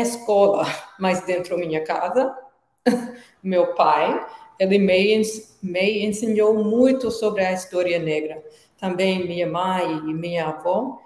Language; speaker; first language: Portuguese; non-native, learner; English